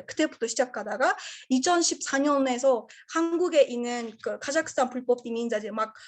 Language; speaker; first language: Korean; non-native, learner; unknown